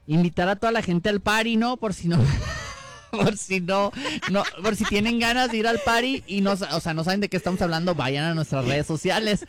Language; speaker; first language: Spanish; native; Spanish